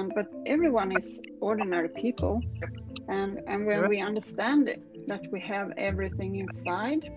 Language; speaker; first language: English; non-native, fluent; Swedish